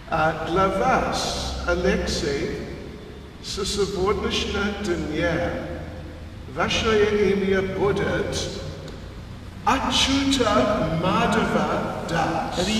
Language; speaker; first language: Russian; non-native, learner; English